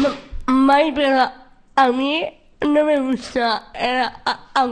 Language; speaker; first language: Spanish; non-native, local second language; Basque